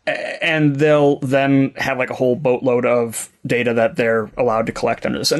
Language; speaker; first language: English; native; English